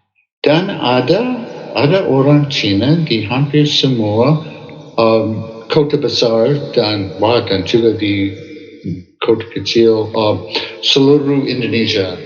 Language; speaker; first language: Indonesian; non-native, fluent; English